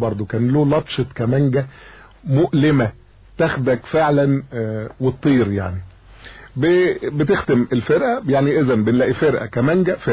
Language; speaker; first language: Arabic; native; Arabic